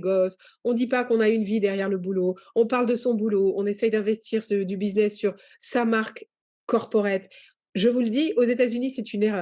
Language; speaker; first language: French; native; French